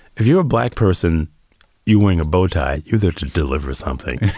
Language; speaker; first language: English; native; English